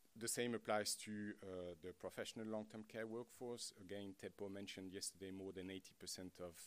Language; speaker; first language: English; non-native, fluent; French